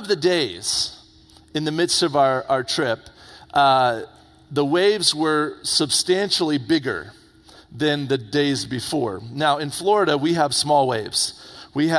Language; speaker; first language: English; native; English